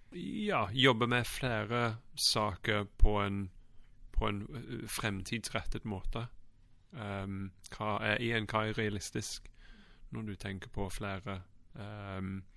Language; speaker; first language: Norwegian; non-native, fluent; English